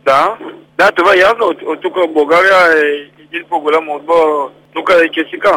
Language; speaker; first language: Bulgarian; non-native, learner; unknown